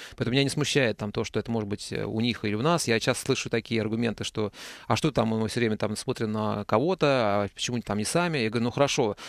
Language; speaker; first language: Russian; native; Russian